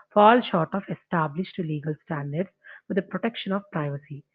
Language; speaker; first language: English; non-native, local second language; Telugu